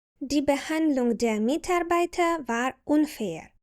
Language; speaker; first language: German; non-native, fluent; Ukrainian